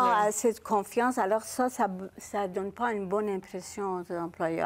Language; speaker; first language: French; non-native, fluent; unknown